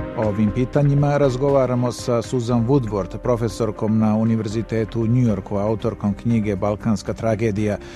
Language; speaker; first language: Bosnian; native; Bosnian